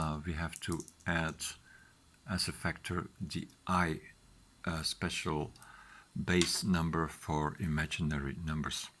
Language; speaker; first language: English; non-native, fluent; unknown